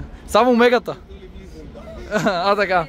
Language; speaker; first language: Bulgarian; native; Bulgarian